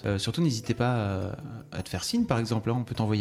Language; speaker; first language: French; native; French